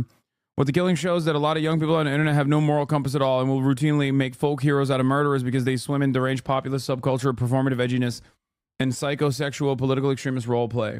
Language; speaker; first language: English; native; English